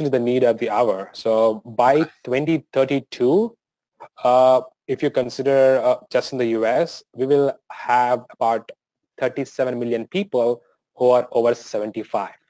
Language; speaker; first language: English; non-native, local second language; Telugu